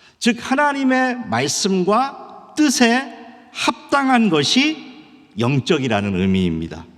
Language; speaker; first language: Korean; early bilingual, heritage; Korean